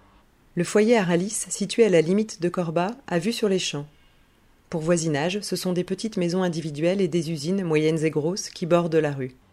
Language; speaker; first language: French; native; French